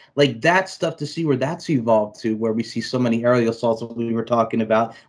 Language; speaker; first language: English; native; English